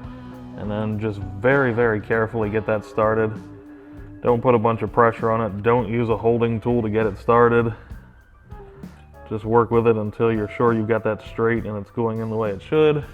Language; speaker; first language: English; native; English